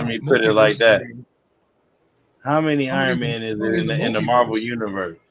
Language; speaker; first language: English; native; English